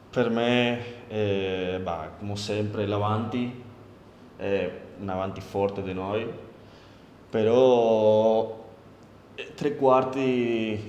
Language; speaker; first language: Italian; non-native, learner; Spanish